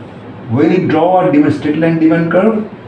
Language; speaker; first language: English; non-native, local second language; Bangla